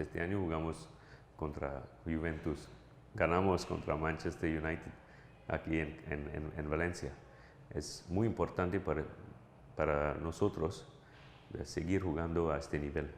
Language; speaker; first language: Spanish; non-native, fluent; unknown